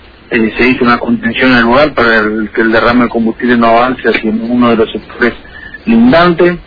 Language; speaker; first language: Spanish; native; Spanish